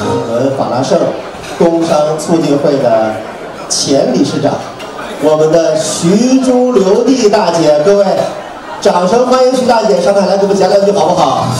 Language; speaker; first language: Chinese; native; Chinese